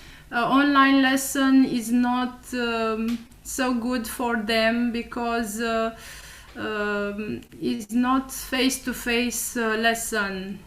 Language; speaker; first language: English; non-native, learner; Romanian